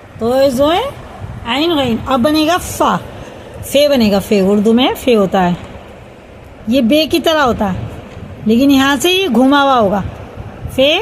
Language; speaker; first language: Hindi; native; Hindi